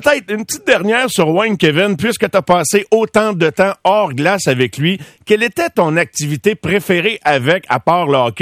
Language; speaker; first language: French; native; French